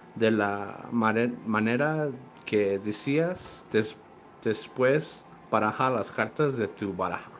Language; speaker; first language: Spanish; non-native, learner; English